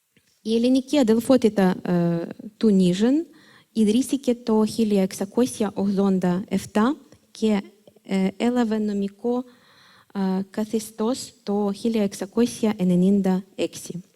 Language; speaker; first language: Greek; non-native, fluent; Ukrainian